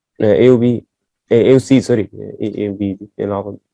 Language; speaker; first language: Arabic; native; Arabic